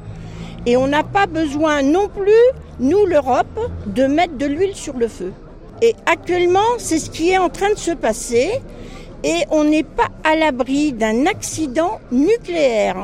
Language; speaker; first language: French; native; French